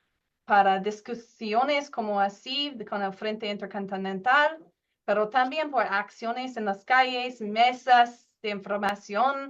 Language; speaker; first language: Spanish; non-native, learner; English